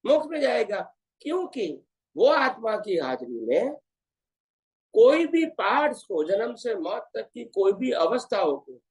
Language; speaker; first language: Hindi; non-native, local second language; Gujarati